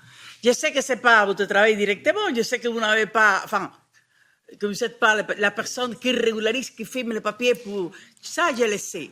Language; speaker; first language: French; non-native, fluent; Spanish